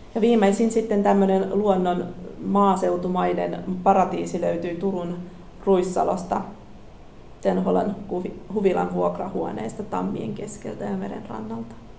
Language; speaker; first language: Finnish; early bilingual, other home language; Russian